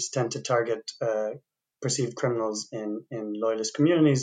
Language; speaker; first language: English; native; English